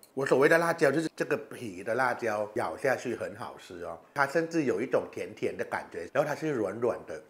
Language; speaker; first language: Chinese; non-native, fluent; Thai